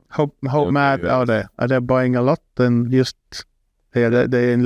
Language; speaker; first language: English; non-native, fluent; Norwegian